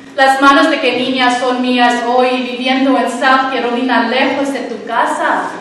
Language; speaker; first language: Spanish; early bilingual, heritage; Spanish